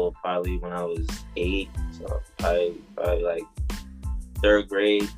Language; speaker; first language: English; native; English